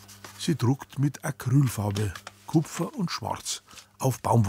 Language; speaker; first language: German; native; German